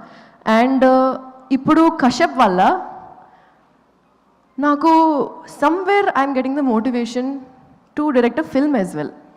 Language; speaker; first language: Telugu; non-native, local second language; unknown